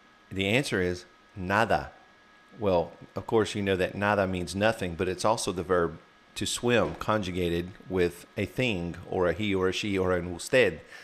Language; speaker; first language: English; native; English